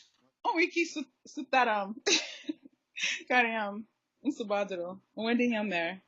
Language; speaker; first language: Igbo; non-native, learner; English